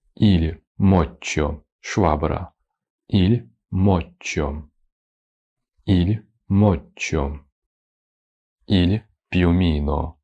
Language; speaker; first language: Italian; non-native, fluent; Ukrainian